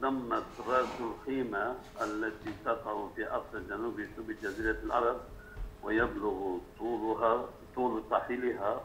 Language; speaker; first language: Arabic; non-native, learner; Turkish